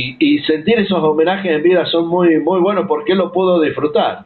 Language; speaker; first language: Spanish; native; Spanish